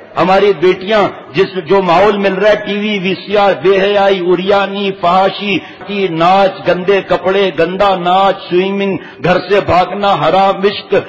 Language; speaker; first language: Urdu; native; Urdu